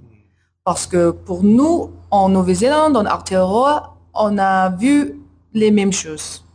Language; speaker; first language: French; non-native, learner; English